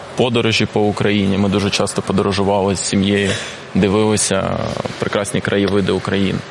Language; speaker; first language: Ukrainian; non-native, local second language; Russian